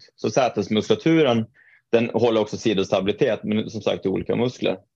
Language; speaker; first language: Swedish; non-native, fluent; Norwegian